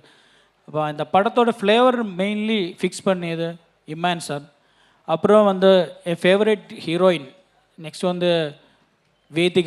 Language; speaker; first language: Tamil; non-native, learner; Malayalam